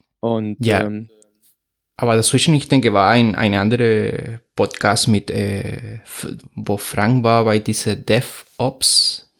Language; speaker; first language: German; non-native, fluent; Spanish